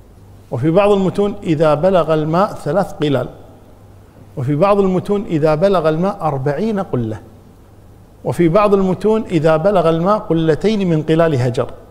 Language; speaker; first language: Arabic; native; Arabic